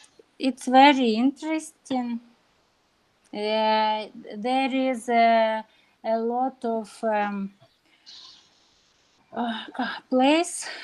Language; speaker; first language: English; non-native, learner; Russian